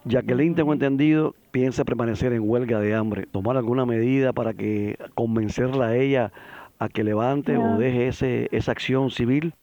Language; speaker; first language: Spanish; native; Spanish